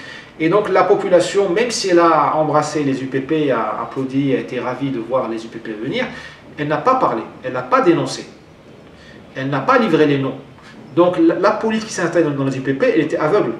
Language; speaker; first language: French; non-native, local second language; Arabic